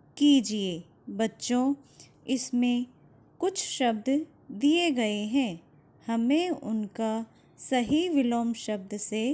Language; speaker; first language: Hindi; native; Hindi